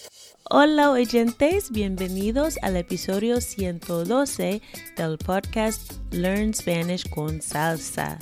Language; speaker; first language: Spanish; non-native, fluent; English